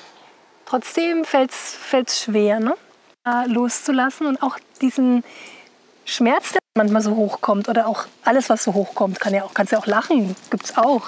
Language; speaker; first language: German; native; German